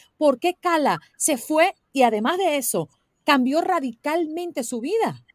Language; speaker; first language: Spanish; native; Spanish